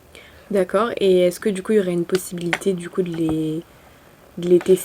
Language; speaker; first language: French; native; French